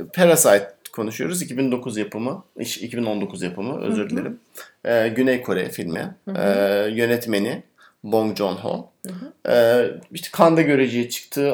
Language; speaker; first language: Turkish; native; Turkish